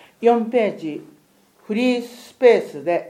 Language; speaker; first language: Japanese; native; Japanese